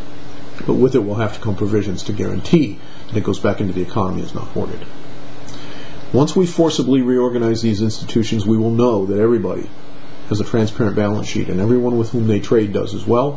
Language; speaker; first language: English; native; English